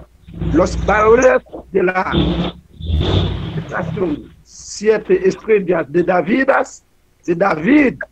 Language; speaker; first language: Spanish; non-native, learner; Haitian Creole